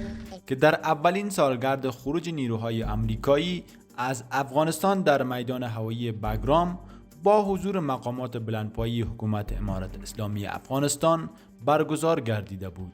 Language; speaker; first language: Persian; native; Persian